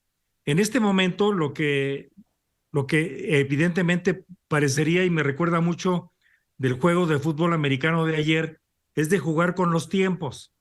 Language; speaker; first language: Spanish; native; Spanish